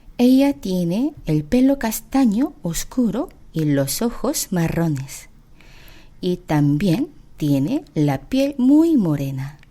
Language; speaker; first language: Spanish; non-native, fluent; Korean